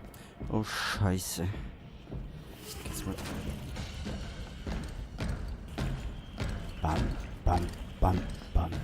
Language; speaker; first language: German; native; German